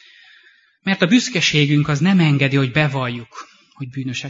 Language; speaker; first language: Hungarian; native; Hungarian